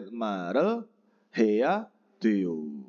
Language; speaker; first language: Korean; non-native, fluent; Indonesian